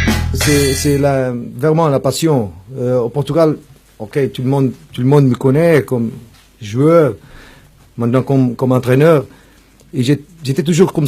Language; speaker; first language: French; non-native, fluent; Portuguese